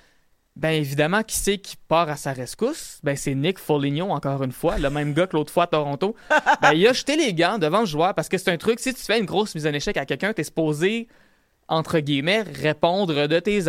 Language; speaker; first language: French; native; French